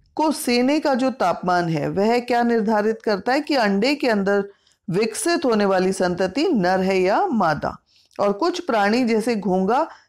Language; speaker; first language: Hindi; native; Hindi